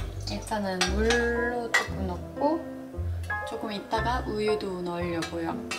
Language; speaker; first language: Korean; non-native, fluent; Norwegian